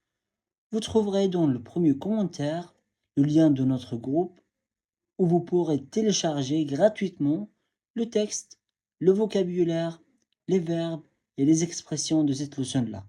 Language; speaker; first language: French; non-native, fluent; Arabic